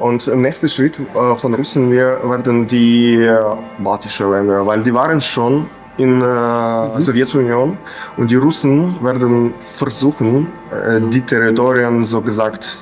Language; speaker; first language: German; non-native, fluent; Ukrainian